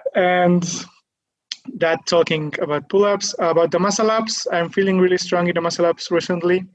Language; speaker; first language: English; non-native, fluent; Catalan